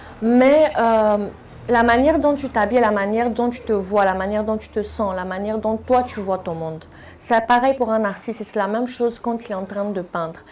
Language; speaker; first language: French; native; French